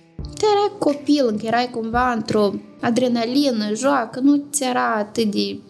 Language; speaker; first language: Romanian; native; Romanian